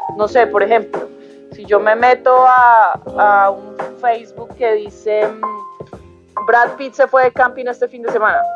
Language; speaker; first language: Spanish; native; Spanish